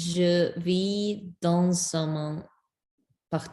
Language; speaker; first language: French; non-native, learner; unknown